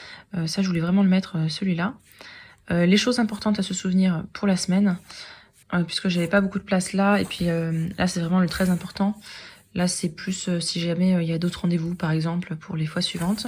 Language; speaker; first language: French; native; French